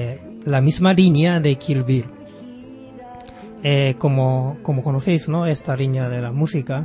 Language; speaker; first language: Spanish; non-native, fluent; Japanese